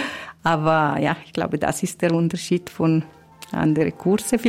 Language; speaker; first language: German; non-native, fluent; Italian